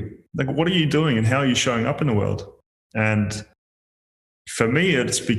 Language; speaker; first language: English; native; English